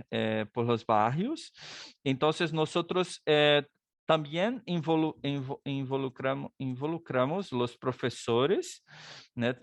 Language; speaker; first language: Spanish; non-native, learner; Portuguese